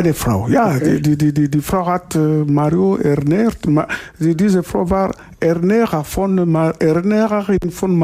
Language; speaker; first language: German; non-native, learner; Lingala